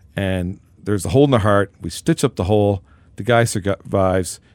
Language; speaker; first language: English; native; English